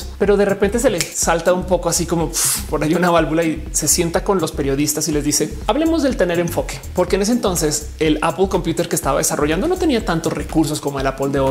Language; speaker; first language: Spanish; native; Spanish